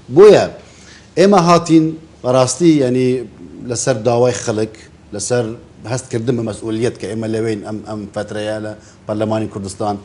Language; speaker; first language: Central Kurdish; non-native, local second language; Kurdish